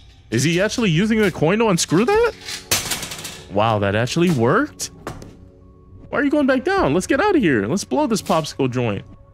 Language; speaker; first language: English; native; English